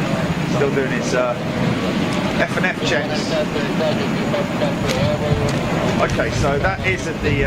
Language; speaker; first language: English; native; English